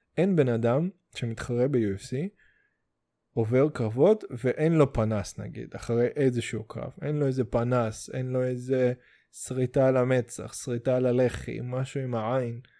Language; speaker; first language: Hebrew; early bilingual, other home language; Russian